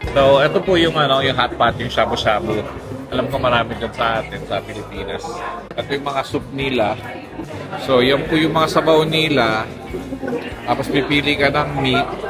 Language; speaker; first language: Filipino; non-native, local second language; Hiligaynon